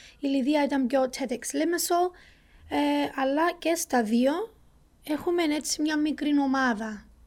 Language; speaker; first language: Greek; native; Greek